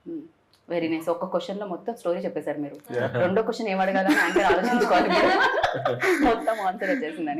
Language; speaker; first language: Telugu; native; Telugu